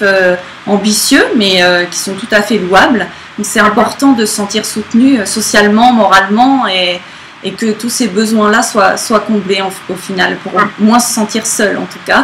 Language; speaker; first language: French; native; French